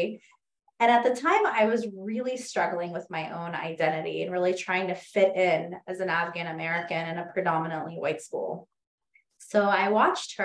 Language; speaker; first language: English; native; English